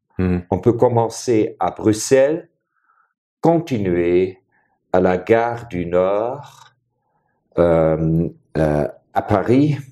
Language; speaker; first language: French; non-native, fluent; German